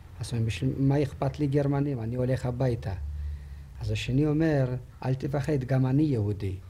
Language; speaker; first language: Hebrew; non-native, fluent; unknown